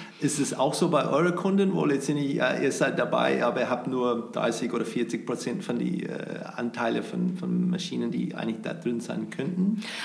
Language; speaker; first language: German; non-native, fluent; English